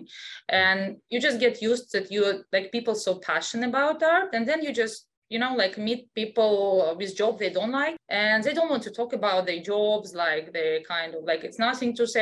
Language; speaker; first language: English; non-native, fluent; Russian